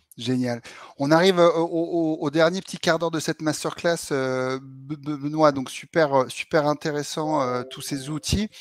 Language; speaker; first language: French; native; French